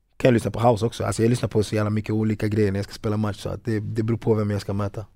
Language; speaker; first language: Swedish; early bilingual, other home language; Ganda